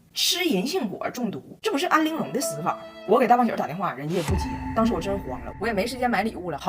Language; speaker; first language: Chinese; native; Chinese